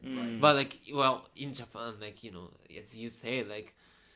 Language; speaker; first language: English; non-native, fluent; Japanese